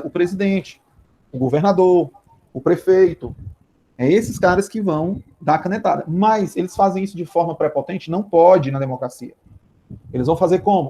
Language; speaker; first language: Portuguese; native; Portuguese